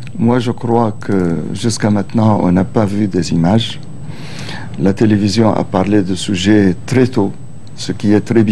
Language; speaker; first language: French; non-native, local second language; Arabic